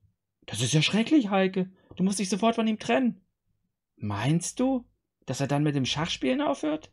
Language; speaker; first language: German; native; German